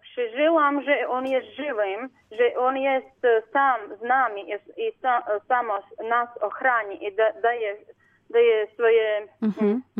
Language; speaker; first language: Polish; non-native, learner; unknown